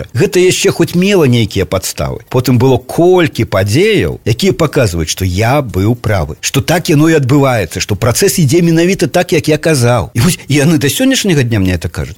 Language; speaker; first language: Belarusian; native; Belarusian